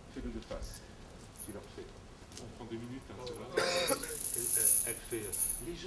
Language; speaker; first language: French; native; French